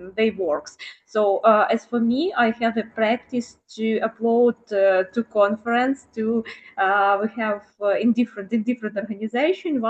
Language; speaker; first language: English; non-native, fluent; Ukrainian